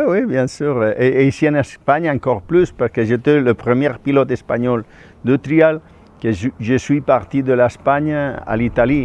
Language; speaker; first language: French; non-native, fluent; Spanish